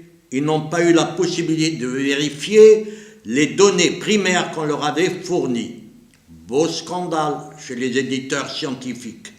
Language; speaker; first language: French; native; French